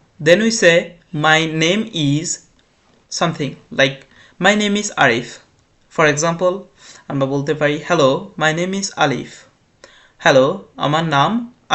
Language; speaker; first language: English; non-native, fluent; Bangla